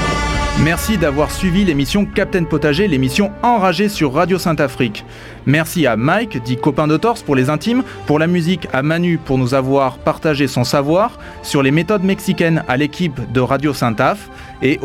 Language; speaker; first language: French; native; French